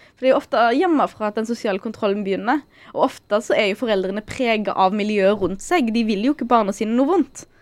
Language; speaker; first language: Norwegian; early bilingual, other home language; Arabic